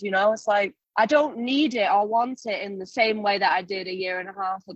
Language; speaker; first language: English; native; English